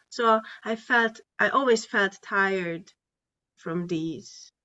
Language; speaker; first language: English; non-native, fluent; Hungarian